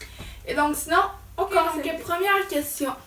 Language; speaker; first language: French; native; French